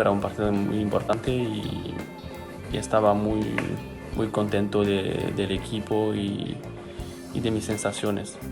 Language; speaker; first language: Spanish; non-native, fluent; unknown